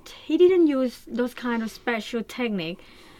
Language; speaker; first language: English; non-native, learner; Thai